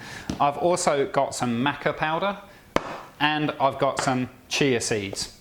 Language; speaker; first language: English; native; English